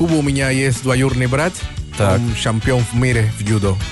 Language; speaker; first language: Russian; non-native, learner; Spanish